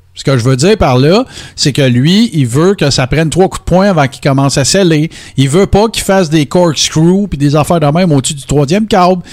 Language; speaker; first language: French; native; French